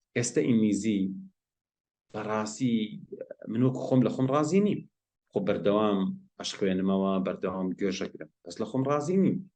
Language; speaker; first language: Central Kurdish; non-native, local second language; Gurani